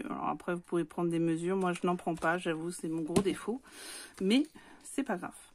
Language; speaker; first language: French; native; French